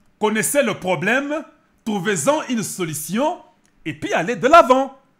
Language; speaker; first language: French; non-native, local second language; Lingala